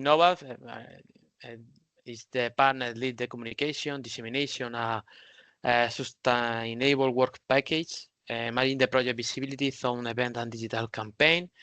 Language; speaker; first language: English; non-native, learner; Spanish